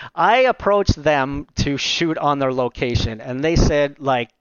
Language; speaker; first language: English; native; English